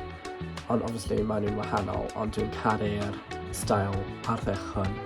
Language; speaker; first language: Welsh; non-native, learner; English